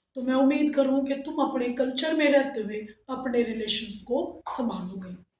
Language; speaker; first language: Hindi; native; Hindi